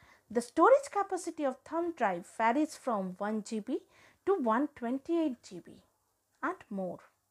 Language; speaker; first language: English; non-native, local second language; Bangla